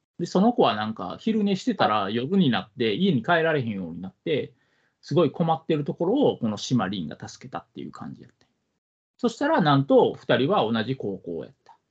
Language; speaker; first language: Japanese; native; Japanese